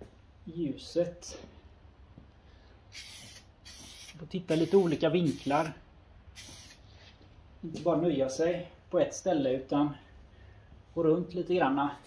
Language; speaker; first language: Swedish; native; Swedish